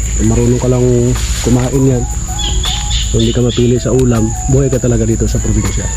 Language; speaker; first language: Filipino; non-native, local second language; Cebuano